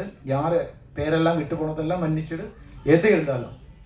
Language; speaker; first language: Tamil; non-native, learner; Malayalam